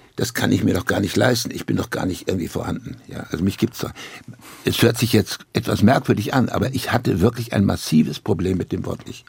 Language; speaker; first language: German; native; German